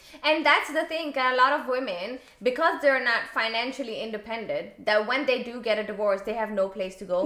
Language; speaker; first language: English; non-native, local second language; Urdu